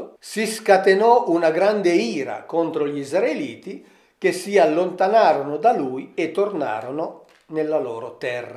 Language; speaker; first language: Italian; native; Italian